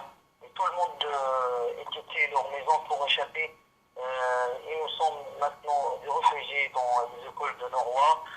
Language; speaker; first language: French; non-native, fluent; Arabic